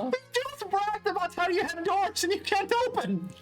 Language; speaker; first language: English; native; English